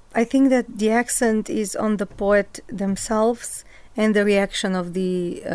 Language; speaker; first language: English; non-native, fluent; Macedonian